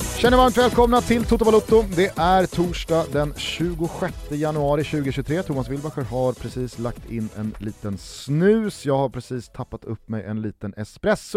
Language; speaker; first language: Swedish; native; Swedish